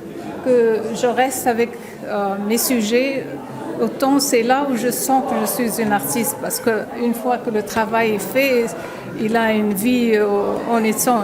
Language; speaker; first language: French; non-native, local second language; Arabic